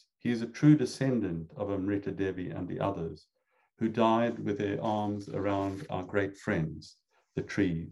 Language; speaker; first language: English; native; English